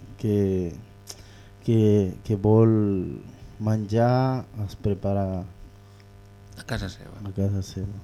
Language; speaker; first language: Catalan; non-native, learner; Spanish